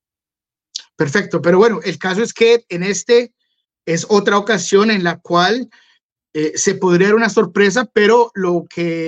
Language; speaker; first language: Spanish; native; Spanish